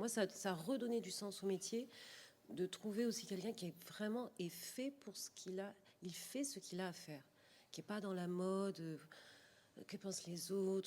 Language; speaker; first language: French; native; French